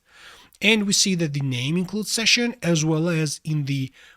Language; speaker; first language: English; non-native, fluent; Georgian